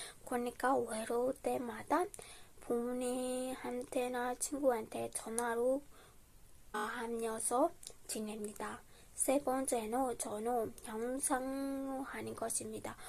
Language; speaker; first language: Korean; non-native, fluent; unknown